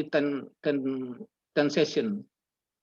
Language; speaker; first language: English; non-native, learner; Indonesian